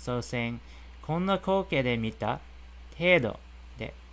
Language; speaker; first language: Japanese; non-native, fluent; English